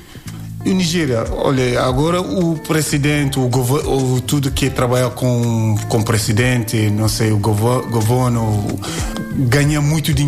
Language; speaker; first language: Portuguese; non-native, learner; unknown